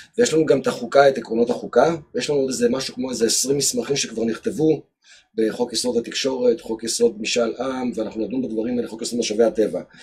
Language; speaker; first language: Hebrew; early bilingual, other home language; Georgian